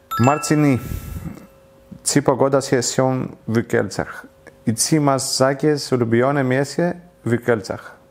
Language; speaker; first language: Polish; non-native, learner; Greek